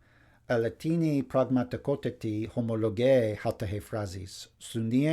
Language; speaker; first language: Greek; non-native, fluent; English